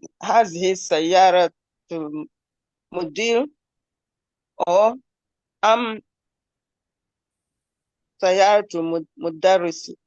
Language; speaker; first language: Arabic; non-native, learner; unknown